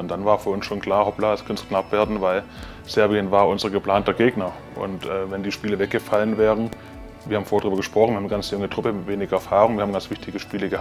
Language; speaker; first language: German; native; German